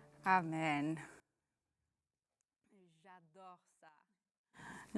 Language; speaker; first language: French; non-native, learner; English